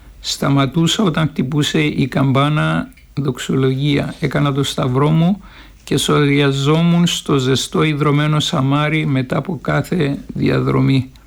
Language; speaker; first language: Greek; native; Greek